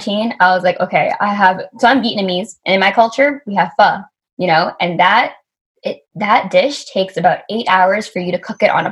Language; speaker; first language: English; native; English